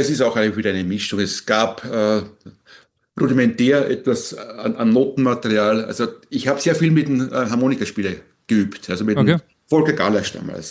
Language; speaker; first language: German; native; German